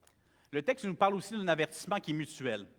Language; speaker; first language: French; native; French